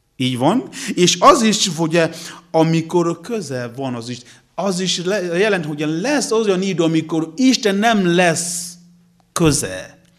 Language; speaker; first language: Hungarian; non-native, learner; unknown